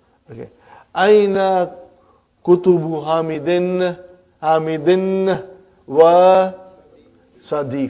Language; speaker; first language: Arabic; non-native, fluent; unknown